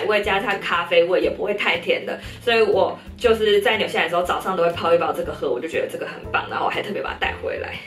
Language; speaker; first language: Chinese; native; Chinese